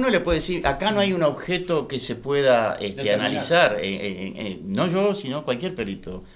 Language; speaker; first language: Spanish; native; Spanish